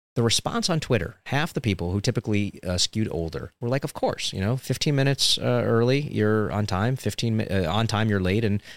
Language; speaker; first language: English; native; English